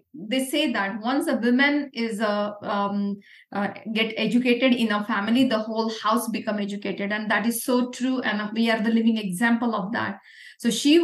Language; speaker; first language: English; non-native, local second language; Marathi